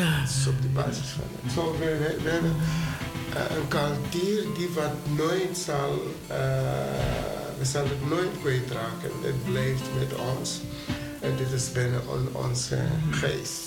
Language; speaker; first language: Dutch; non-native, fluent; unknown